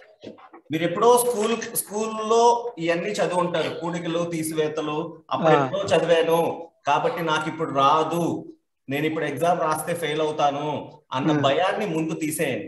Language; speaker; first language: Telugu; native; Telugu